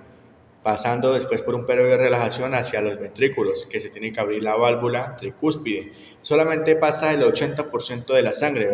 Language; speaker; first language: Spanish; native; Spanish